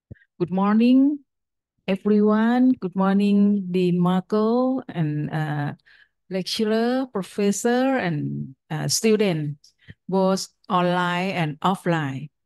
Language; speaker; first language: English; non-native, fluent; Thai